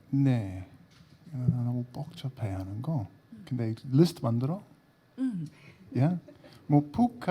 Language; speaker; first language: Korean; non-native, learner; English